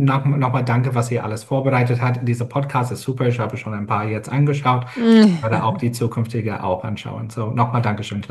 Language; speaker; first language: German; non-native, fluent; English